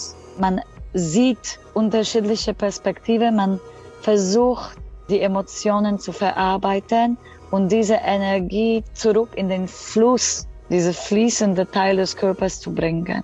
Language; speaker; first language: German; non-native, fluent; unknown